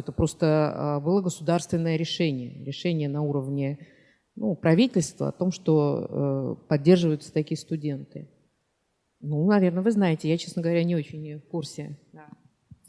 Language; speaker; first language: Russian; native; Russian